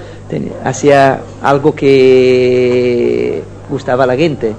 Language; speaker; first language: Spanish; non-native, fluent; Italian